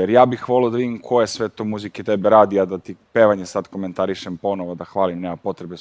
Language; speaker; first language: Serbian; native; Serbian